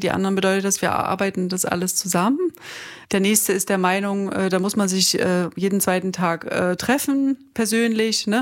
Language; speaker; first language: German; native; German